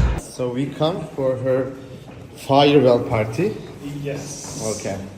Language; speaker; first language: English; non-native, learner; Turkish